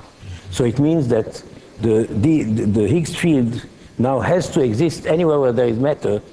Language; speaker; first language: English; non-native, fluent; Hebrew